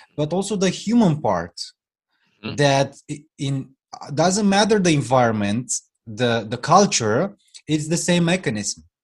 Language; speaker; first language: English; non-native, fluent; Romanian